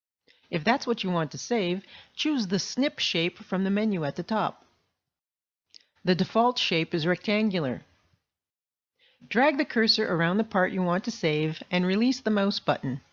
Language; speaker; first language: English; native; English